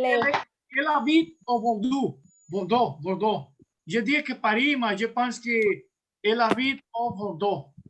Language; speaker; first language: French; non-native, learner; Spanish